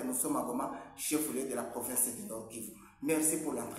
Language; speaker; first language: French; non-native, local second language; Swahili